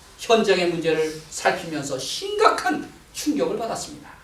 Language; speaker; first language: Korean; native; Korean